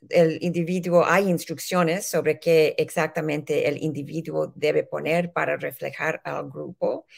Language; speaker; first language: Spanish; early bilingual, heritage; Spanish